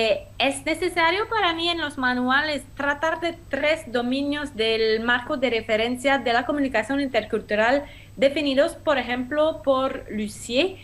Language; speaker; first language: Spanish; non-native, fluent; French